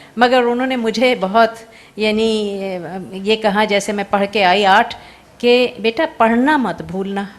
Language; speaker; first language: Urdu; native; Urdu